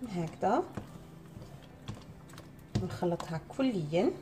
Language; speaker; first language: Arabic; native; Arabic